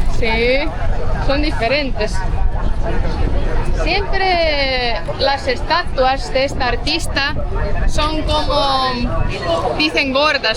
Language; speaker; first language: Spanish; non-native, fluent; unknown